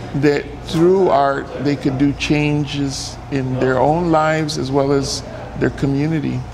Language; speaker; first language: English; early bilingual, other home language; Spanish